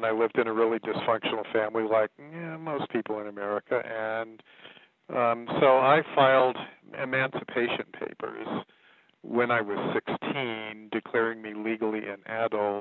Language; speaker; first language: English; native; English